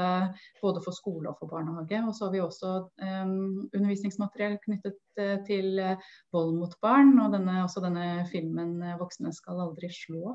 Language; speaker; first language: Norwegian; native; Norwegian